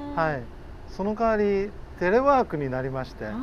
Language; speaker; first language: Japanese; native; Japanese